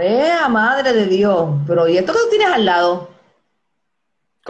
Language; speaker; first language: Spanish; native; Spanish